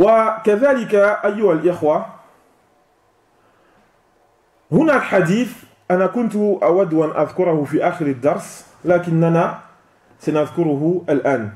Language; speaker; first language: Arabic; non-native, fluent; French